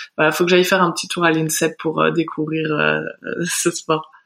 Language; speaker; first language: French; native; French